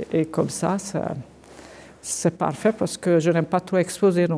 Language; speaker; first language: French; non-native, fluent; Hungarian